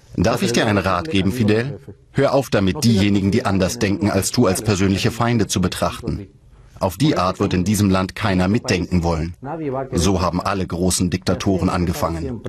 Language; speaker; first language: German; native; German